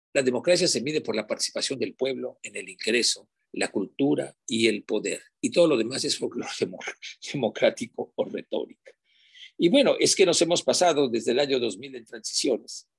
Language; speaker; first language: Spanish; native; Spanish